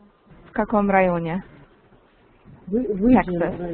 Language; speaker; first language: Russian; non-native, learner; English